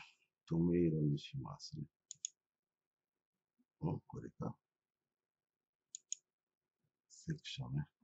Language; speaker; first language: Japanese; non-native, fluent; Portuguese